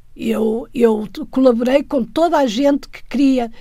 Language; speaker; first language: Portuguese; native; Portuguese